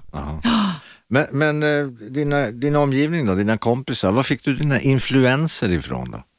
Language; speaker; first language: Swedish; native; Swedish